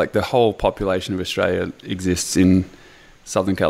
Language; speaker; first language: English; native; English